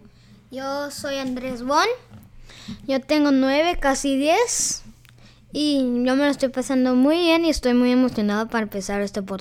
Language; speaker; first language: Spanish; early bilingual, heritage; Spanish